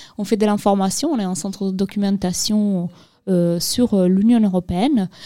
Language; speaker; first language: French; non-native, fluent; Italian